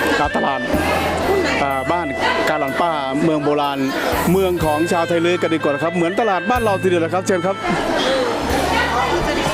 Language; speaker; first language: Thai; native; Thai